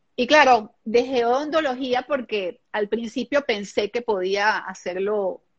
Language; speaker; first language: Spanish; non-native, local second language; German